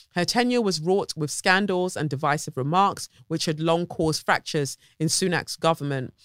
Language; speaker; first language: English; native; English